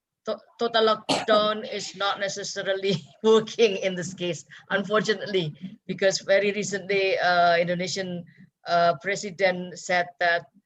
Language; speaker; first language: English; non-native, fluent; Indonesian